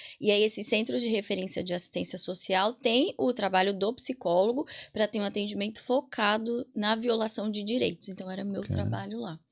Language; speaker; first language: Portuguese; native; Portuguese